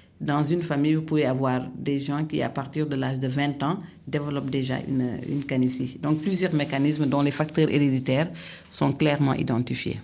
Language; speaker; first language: French; non-native, local second language; Wolof